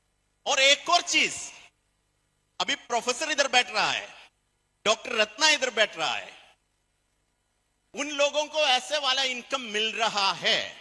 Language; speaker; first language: Hindi; non-native, fluent; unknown